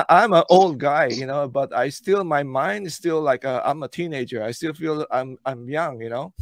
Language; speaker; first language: English; non-native, local second language; Filipino